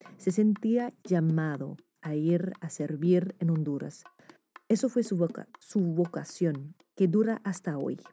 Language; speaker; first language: Spanish; non-native, fluent; English